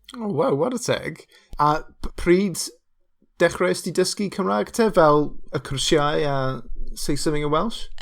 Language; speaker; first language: Welsh; non-native, local second language; English